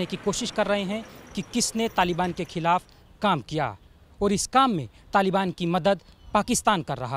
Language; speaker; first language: Hindi; native; Hindi